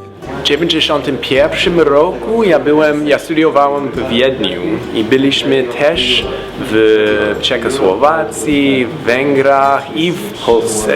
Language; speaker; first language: Polish; non-native, learner; English